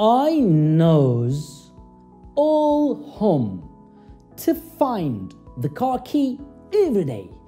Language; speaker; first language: English; non-native, fluent; Turkish